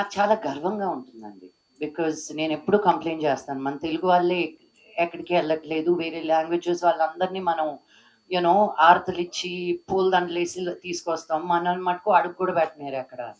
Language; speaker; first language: Telugu; native; Telugu